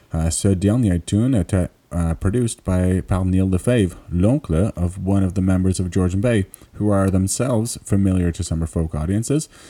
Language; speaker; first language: English; early bilingual, other home language; French